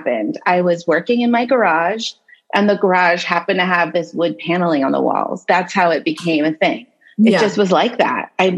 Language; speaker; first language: English; native; English